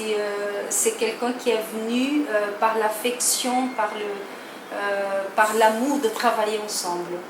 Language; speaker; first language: French; non-native, fluent; Portuguese